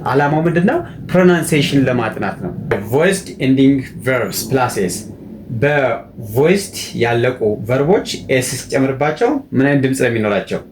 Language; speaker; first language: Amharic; native; Amharic